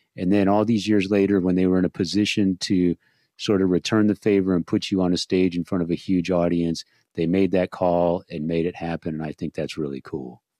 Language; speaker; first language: English; native; English